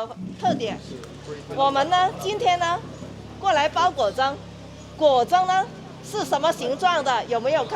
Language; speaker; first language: Chinese; native; Chinese